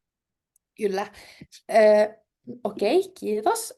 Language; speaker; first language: Finnish; non-native, local second language; Swedish